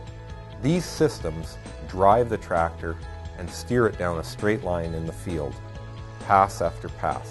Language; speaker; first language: English; native; English